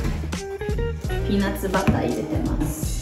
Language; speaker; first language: Japanese; early bilingual, heritage; Japanese